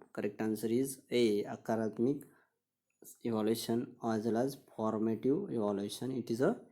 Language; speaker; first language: Hindi; non-native, local second language; Marathi